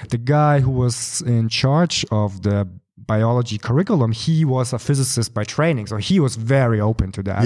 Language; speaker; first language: English; non-native, fluent; German